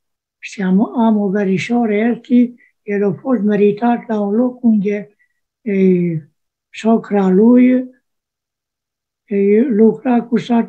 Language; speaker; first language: Romanian; non-native, local second language; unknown